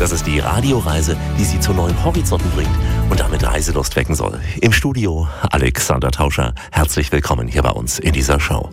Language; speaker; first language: German; native; German